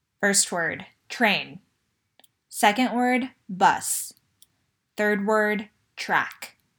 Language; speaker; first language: English; early bilingual, other home language; Chinese